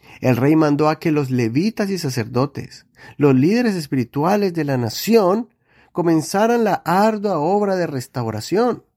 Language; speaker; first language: Spanish; native; Spanish